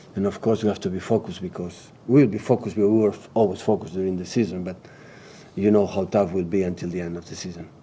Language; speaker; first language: English; non-native, learner; Catalan